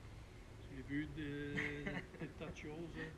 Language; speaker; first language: French; non-native, fluent; Dutch